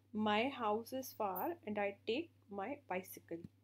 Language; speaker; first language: English; non-native, local second language; Hindi